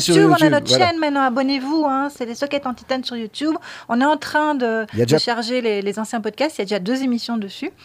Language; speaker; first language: French; native; French